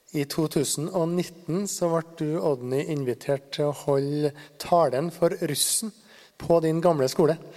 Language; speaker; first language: Norwegian; native; Norwegian